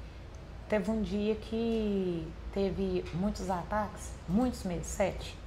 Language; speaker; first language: Portuguese; native; Portuguese